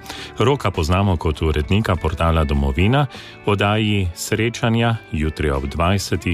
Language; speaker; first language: Slovenian; native; Slovenian